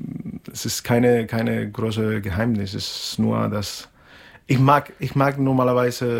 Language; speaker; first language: German; non-native, fluent; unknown